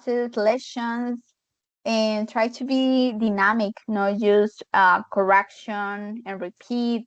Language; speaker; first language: English; non-native, fluent; Spanish